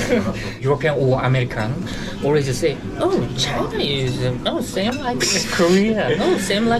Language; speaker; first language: English; non-native, learner; Korean